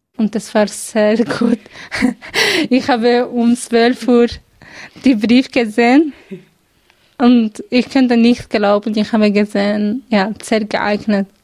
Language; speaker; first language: German; non-native, learner; Kurdish